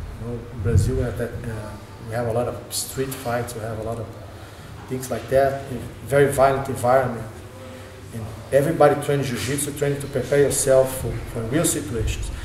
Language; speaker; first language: English; non-native, learner; Portuguese